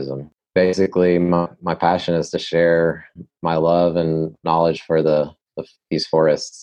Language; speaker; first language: English; native; English